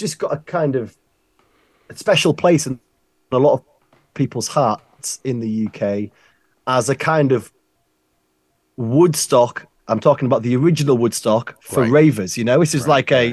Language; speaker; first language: English; native; English